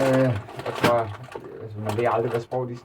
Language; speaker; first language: Danish; native; Danish